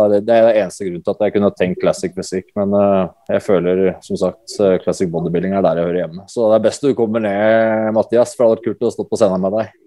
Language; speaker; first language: Norwegian; native; Norwegian